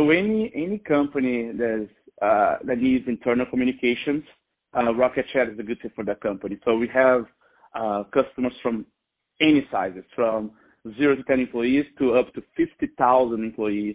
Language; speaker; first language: English; non-native, fluent; Portuguese